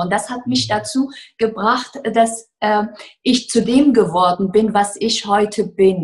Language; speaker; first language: German; non-native, fluent; Persian